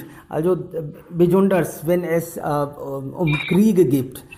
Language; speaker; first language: German; non-native, fluent; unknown